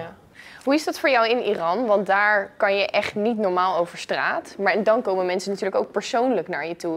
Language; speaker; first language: Dutch; native; Dutch